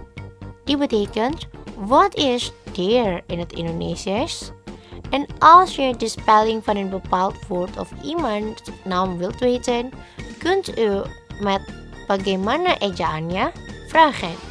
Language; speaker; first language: Dutch; non-native, learner; Indonesian